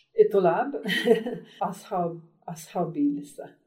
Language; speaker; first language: Arabic; non-native, learner; English